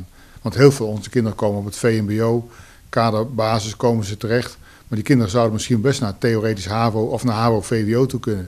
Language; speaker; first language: Dutch; native; Dutch